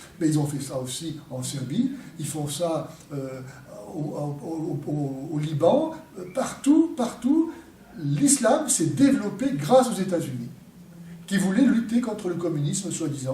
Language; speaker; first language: French; native; French